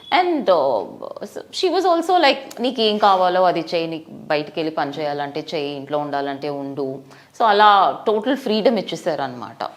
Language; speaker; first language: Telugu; non-native, fluent; Tamil